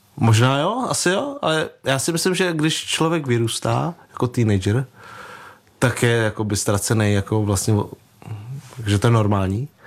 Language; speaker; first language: Czech; early bilingual, other home language; Vietnamese